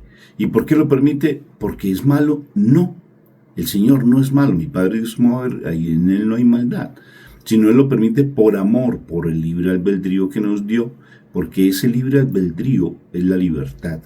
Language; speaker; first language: Spanish; native; Spanish